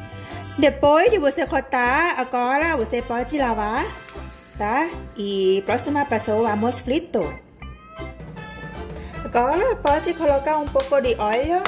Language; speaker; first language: Portuguese; non-native, learner; Thai